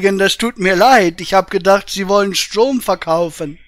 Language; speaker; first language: German; native; German